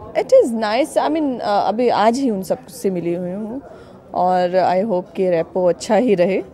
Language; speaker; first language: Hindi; native; Hindi